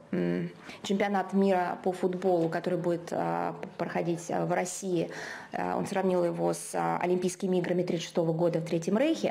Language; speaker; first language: Russian; native; Russian